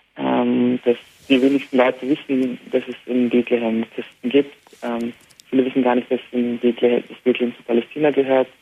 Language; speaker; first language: German; early bilingual, heritage; Arabic